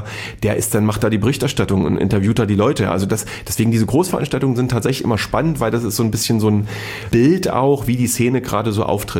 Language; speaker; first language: German; native; German